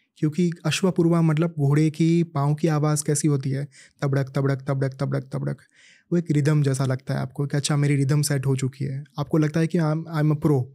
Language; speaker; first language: Hindi; native; Hindi